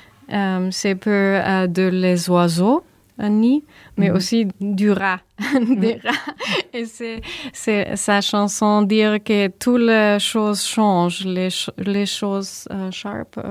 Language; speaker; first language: French; non-native, learner; German